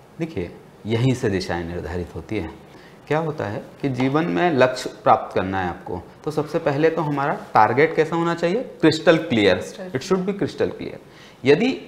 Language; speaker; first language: Hindi; native; Hindi